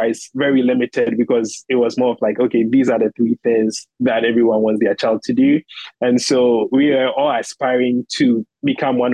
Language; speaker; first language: English; non-native, local second language; Akan